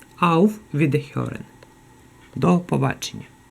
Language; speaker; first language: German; non-native, fluent; Ukrainian